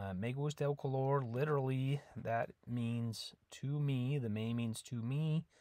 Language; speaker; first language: English; native; English